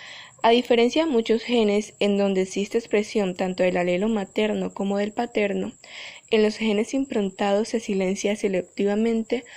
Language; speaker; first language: Spanish; native; Spanish